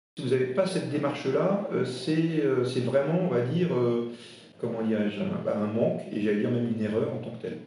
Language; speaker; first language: French; non-native, local second language; Swiss German